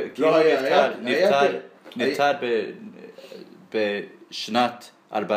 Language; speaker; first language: Hebrew; non-native, learner; English